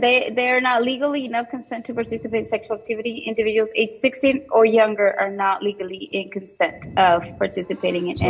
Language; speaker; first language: English; early bilingual, other home language; Spanish